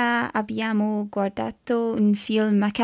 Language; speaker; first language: Italian; non-native, learner; English